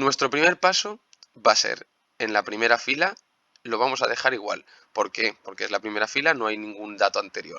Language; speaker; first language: Spanish; native; Spanish